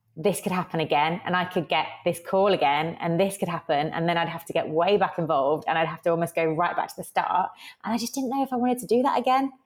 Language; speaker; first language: English; native; English